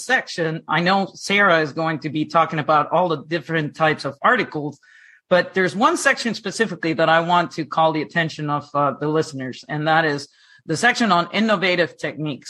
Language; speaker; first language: English; non-native, fluent; Spanish